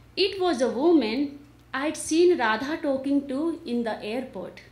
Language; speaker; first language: English; non-native, local second language; Nepali